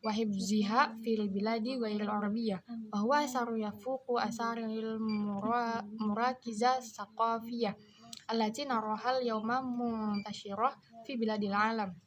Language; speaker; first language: Arabic; non-native, learner; Indonesian